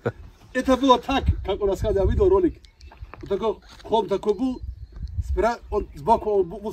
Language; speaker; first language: Russian; non-native, local second language; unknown